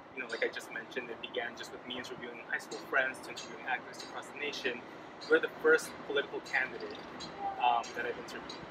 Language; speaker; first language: English; early bilingual, other home language; Spanish